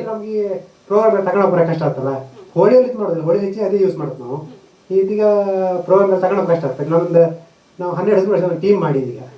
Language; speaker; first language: Kannada; non-native, local second language; Konkani